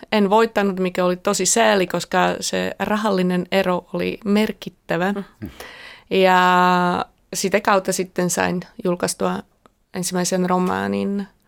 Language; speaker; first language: Finnish; non-native, fluent; Slovak